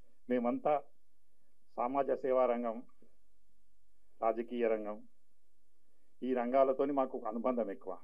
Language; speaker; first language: Telugu; native; Telugu